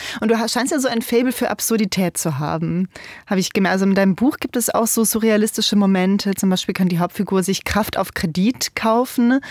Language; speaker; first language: German; native; German